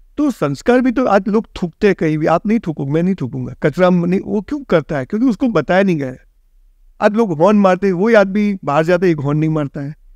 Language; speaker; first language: Hindi; non-native, local second language; Gujarati